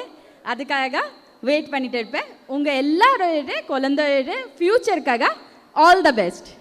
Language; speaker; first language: Tamil; non-native, local second language; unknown